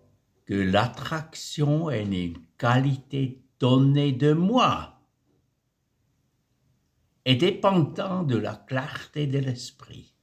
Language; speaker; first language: French; non-native, fluent; German